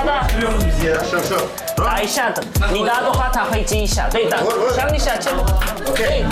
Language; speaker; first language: Chinese; non-native, fluent; Turkish